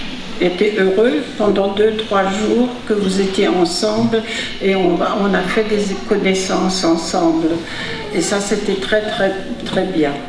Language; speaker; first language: French; non-native, fluent; German